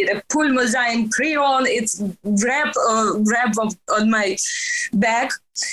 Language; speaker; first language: English; non-native, learner; Ukrainian